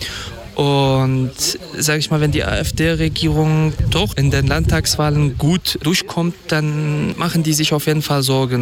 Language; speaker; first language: German; non-native, fluent; Kurdish